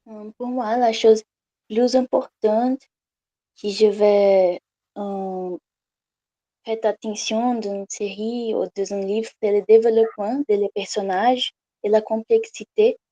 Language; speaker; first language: French; non-native, learner; Portuguese